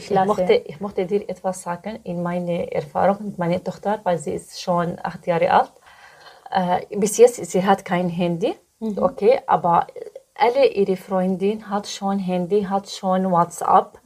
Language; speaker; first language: German; non-native, learner; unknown